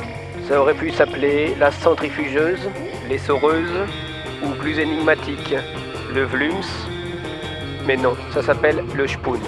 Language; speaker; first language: French; native; French